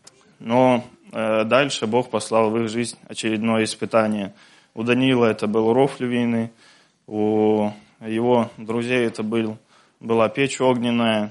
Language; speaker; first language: Russian; native; Russian